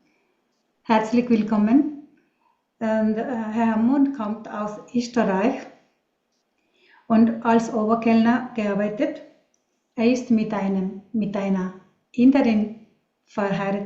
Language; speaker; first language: German; non-native, learner; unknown